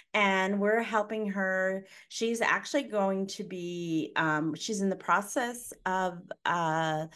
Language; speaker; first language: English; native; English